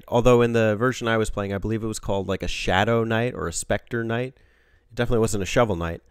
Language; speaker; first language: English; native; English